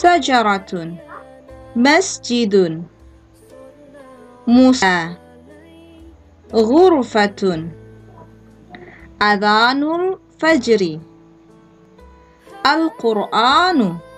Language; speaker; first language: Arabic; non-native, fluent; Indonesian